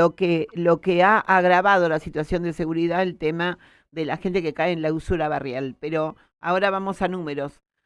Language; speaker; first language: Spanish; native; Spanish